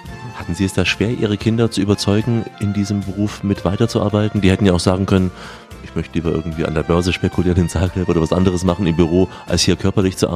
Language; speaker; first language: German; native; German